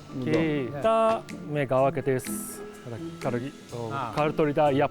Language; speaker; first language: Georgian; non-native, learner; Japanese